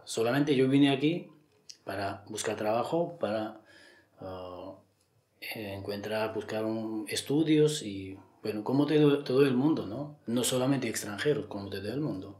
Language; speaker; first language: Spanish; non-native, learner; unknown